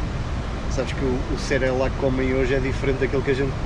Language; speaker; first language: Portuguese; native; Portuguese